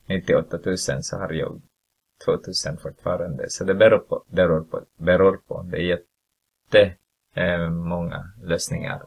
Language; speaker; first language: Swedish; non-native, fluent; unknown